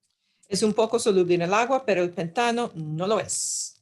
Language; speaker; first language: Spanish; non-native, fluent; English